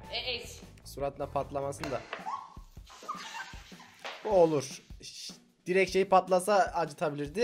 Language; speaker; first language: Turkish; native; Turkish